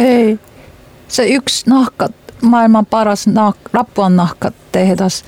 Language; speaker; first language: Finnish; non-native, learner; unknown